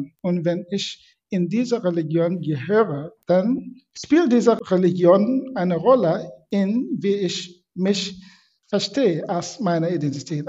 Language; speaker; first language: German; non-native, fluent; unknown